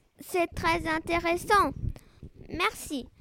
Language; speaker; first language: French; non-native, learner; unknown